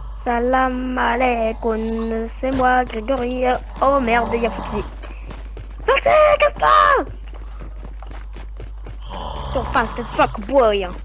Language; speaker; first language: French; native; French